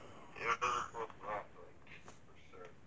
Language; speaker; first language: English; native; English